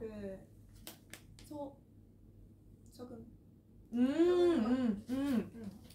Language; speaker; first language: Korean; non-native, learner; Japanese